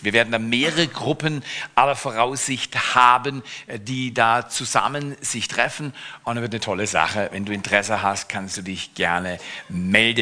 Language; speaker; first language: German; native; German